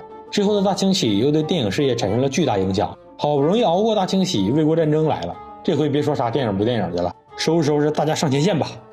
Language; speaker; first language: Chinese; native; Chinese